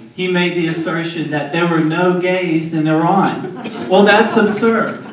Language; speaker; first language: English; native; English